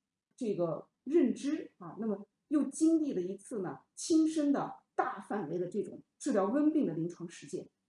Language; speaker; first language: Chinese; native; Chinese